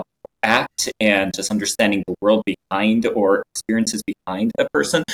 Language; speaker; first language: English; non-native, fluent; Japanese